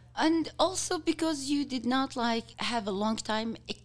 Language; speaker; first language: English; non-native, learner; Arabic